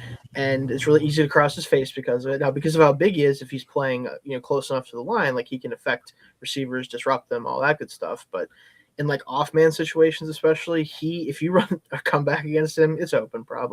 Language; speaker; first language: English; native; English